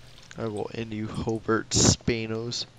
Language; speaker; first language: English; native; English